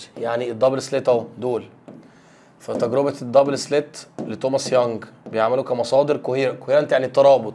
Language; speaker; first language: Arabic; native; Arabic